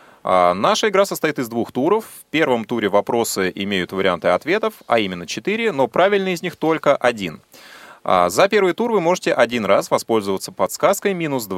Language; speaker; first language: Russian; native; Russian